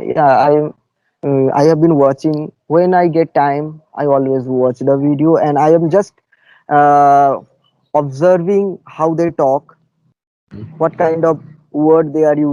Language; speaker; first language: English; non-native, fluent; Bangla